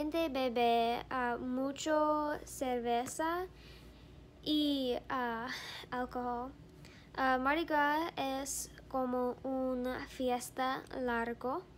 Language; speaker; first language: Spanish; non-native, learner; English